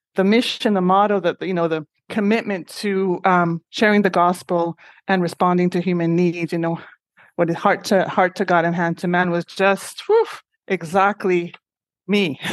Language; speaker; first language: English; non-native, fluent; Spanish